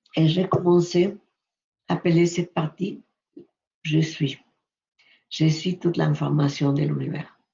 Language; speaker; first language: French; non-native, fluent; Spanish